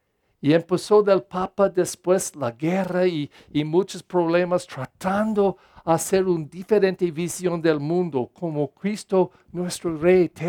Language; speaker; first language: Spanish; non-native, fluent; English